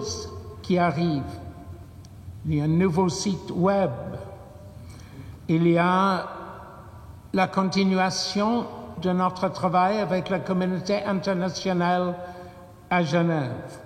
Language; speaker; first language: French; non-native, fluent; English